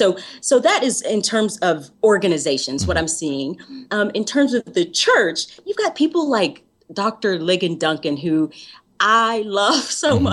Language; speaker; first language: English; native; English